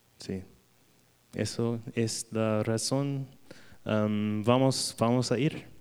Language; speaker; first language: Spanish; non-native, learner; English